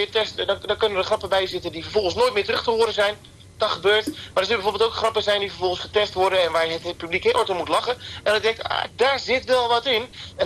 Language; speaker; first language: Dutch; native; Dutch